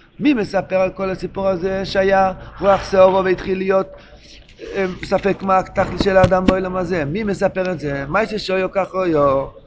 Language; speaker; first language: Hebrew; non-native, local second language; Yiddish